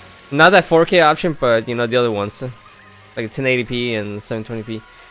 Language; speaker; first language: English; early bilingual, other home language; Spanish